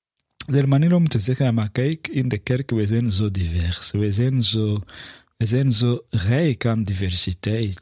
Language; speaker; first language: Dutch; non-native, fluent; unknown